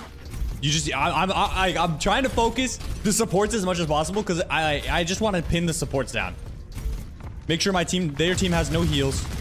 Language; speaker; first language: English; native; English